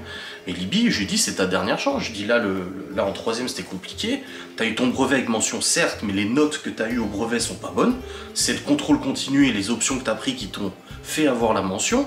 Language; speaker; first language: French; native; French